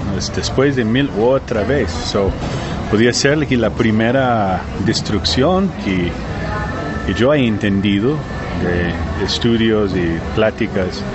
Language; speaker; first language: Spanish; non-native, learner; English